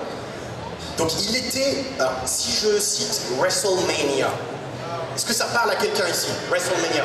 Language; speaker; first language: French; native; French